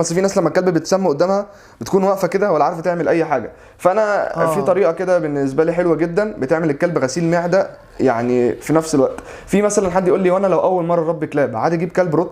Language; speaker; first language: Arabic; native; Arabic